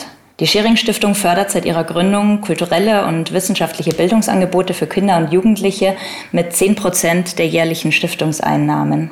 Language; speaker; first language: German; native; German